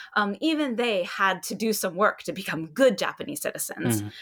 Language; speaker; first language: English; native; English